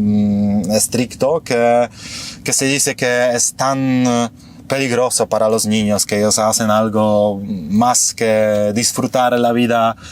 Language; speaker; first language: Spanish; non-native, fluent; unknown